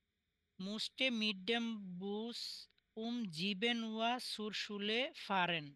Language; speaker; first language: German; non-native, learner; Bangla